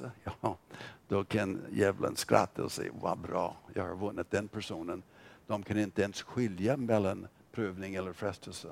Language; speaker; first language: Swedish; non-native, fluent; English